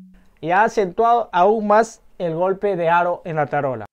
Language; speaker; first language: Spanish; native; Spanish